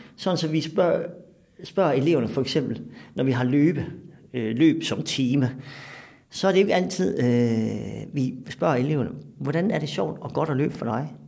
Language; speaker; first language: Danish; native; Danish